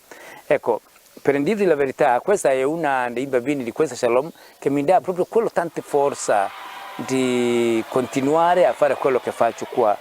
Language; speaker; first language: Italian; non-native, fluent; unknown